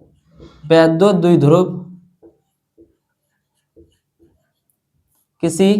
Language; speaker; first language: Hindi; native; Hindi